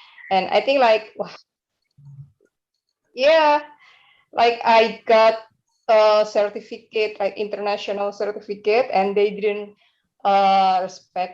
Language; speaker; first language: English; non-native, learner; Indonesian